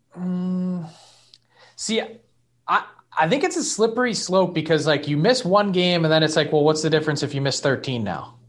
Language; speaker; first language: English; native; English